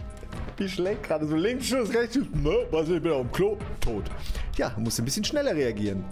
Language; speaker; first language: German; native; German